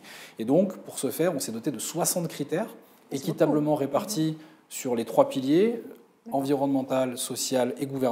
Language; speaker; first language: French; native; French